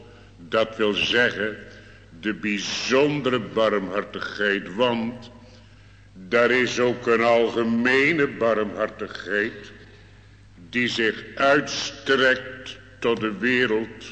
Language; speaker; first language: Dutch; native; Dutch